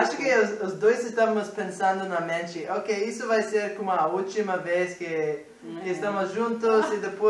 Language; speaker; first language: Portuguese; non-native, fluent; English